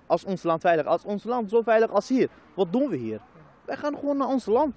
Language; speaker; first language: Dutch; non-native, fluent; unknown